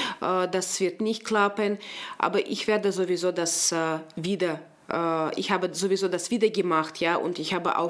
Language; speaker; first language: German; non-native, local second language; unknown